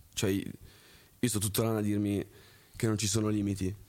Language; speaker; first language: Italian; early bilingual, other home language; French